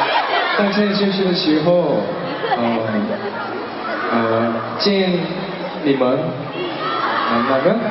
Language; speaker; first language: Chinese; non-native, learner; Korean